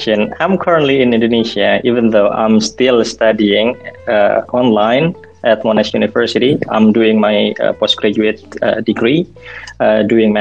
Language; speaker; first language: English; non-native, fluent; Indonesian